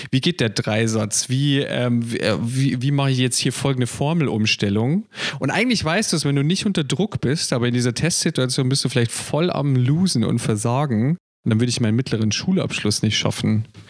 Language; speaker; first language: German; native; German